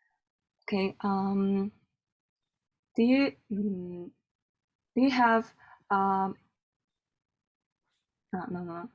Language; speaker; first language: English; non-native, learner; Japanese